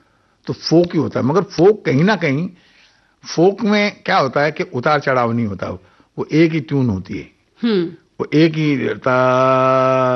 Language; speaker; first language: Hindi; native; Hindi